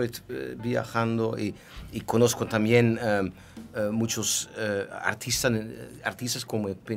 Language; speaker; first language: Spanish; non-native, learner; Dutch